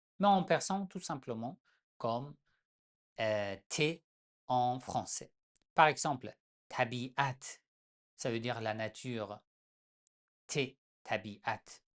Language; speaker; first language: French; non-native, fluent; Persian